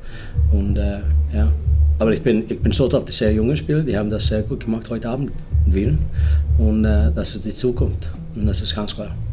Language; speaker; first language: German; non-native, learner; English